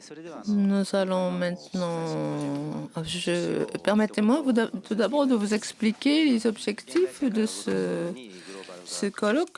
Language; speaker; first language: French; non-native, fluent; Japanese